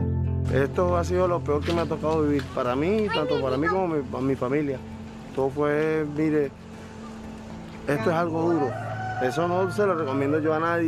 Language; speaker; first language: Spanish; native; Spanish